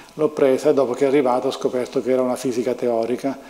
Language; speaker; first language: Italian; native; Italian